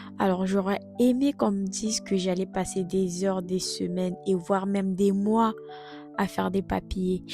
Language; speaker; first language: French; non-native, local second language; Lingala